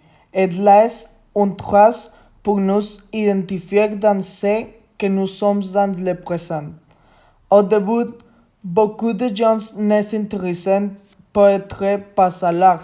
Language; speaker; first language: French; non-native, learner; Spanish